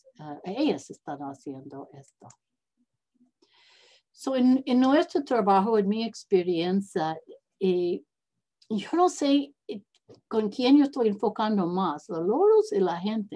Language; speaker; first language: Spanish; non-native, learner; English